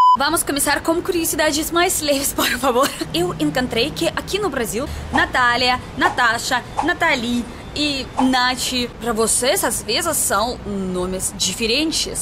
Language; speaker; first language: Portuguese; non-native, fluent; Russian